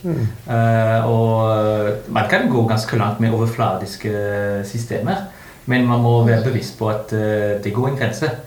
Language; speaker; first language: Norwegian; non-native, fluent; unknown